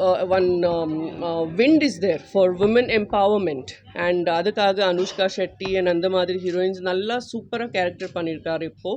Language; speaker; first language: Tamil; non-native, fluent; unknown